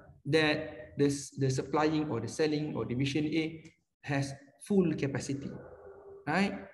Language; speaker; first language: English; non-native, local second language; Malay